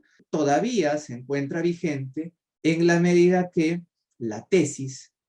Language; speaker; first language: Spanish; native; Spanish